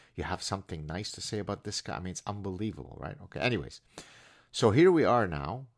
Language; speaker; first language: English; non-native, fluent; Arabic